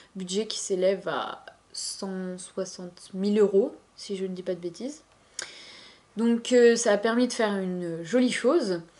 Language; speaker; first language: French; native; French